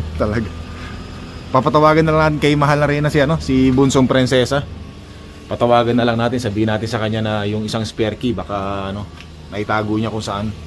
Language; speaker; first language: Filipino; native; Filipino